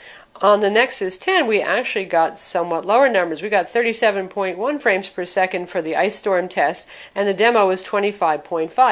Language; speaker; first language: English; native; English